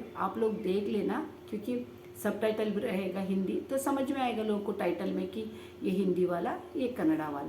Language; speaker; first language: Hindi; non-native, local second language; Kannada